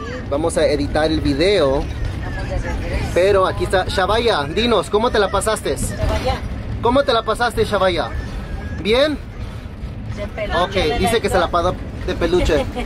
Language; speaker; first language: Spanish; early bilingual, heritage; Spanish